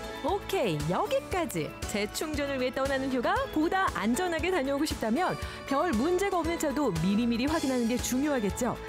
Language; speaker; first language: Korean; native; Korean